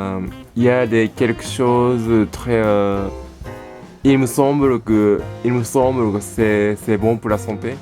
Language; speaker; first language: French; non-native, learner; Japanese